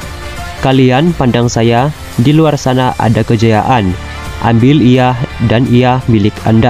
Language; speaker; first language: Malay; native; Malay